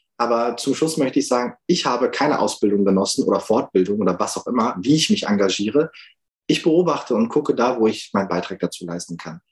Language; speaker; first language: German; early bilingual, other home language; Turkish